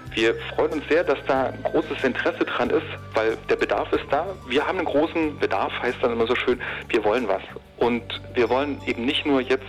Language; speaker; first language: German; native; German